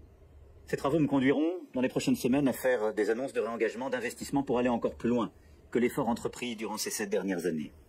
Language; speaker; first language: French; native; French